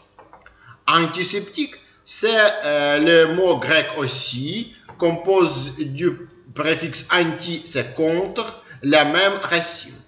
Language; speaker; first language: French; non-native, learner; Ukrainian